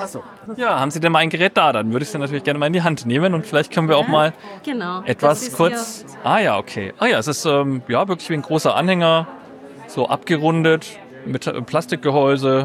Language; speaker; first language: German; native; German